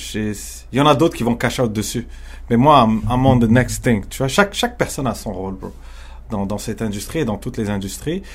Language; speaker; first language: French; early bilingual, other home language; Arabic